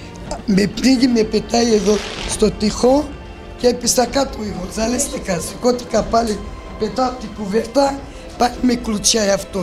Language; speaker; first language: Greek; non-native, local second language; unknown